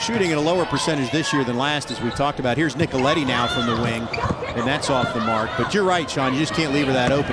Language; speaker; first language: English; native; English